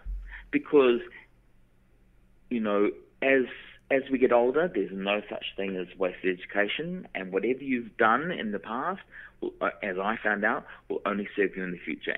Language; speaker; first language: English; native; English